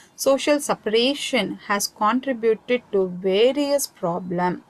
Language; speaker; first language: English; non-native, local second language; Kannada